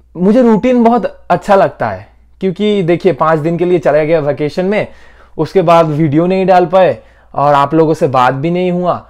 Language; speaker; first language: Hindi; non-native, local second language; Bangla